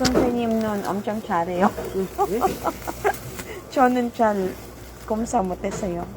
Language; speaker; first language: Korean; non-native, learner; Filipino